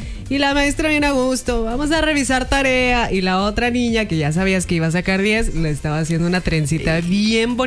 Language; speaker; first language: Spanish; native; Spanish